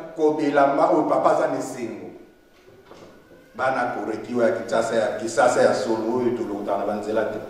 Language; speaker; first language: Lingala; non-native, local second language; Kongo